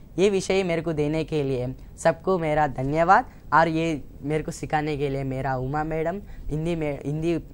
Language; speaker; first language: Hindi; non-native, local second language; Telugu